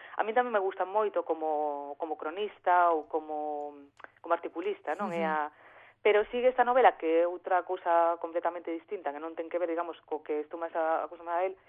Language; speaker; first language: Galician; native; Galician